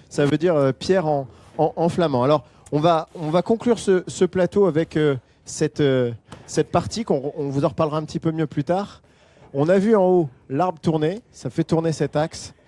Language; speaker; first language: French; native; French